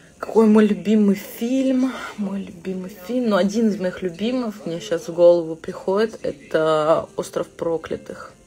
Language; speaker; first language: Russian; early bilingual, other home language; Georgian